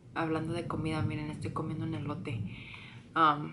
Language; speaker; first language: Spanish; early bilingual, heritage; Spanish